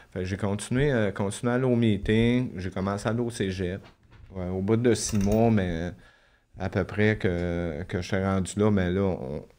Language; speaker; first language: French; native; French